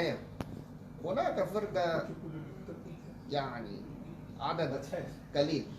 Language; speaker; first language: Arabic; non-native, fluent; Chinese